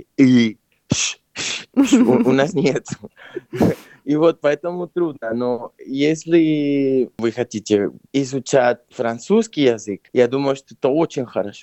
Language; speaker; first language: Russian; non-native, fluent; Spanish